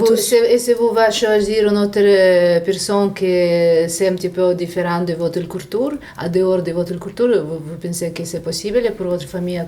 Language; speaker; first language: French; non-native, fluent; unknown